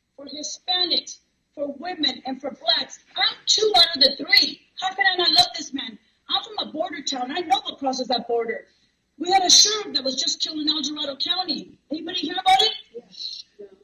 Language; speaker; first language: English; native; English